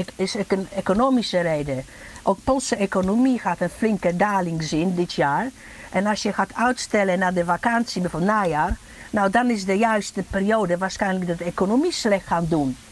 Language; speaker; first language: Dutch; non-native, fluent; Polish